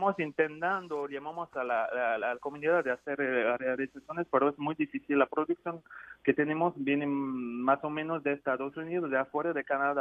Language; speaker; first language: Spanish; non-native, fluent; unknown